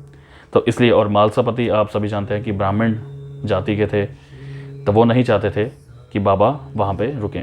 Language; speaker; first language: Hindi; native; Hindi